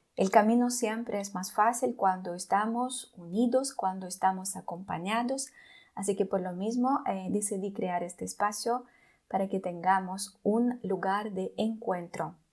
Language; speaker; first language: Spanish; non-native, fluent; Russian